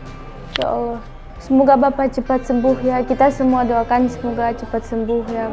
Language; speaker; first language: Indonesian; non-native, fluent; German